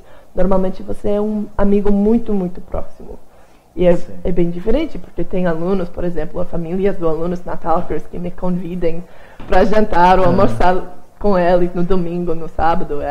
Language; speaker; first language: Portuguese; non-native, fluent; English